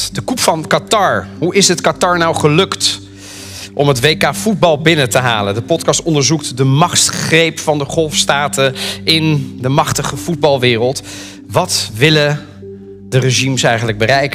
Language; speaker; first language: Dutch; native; Dutch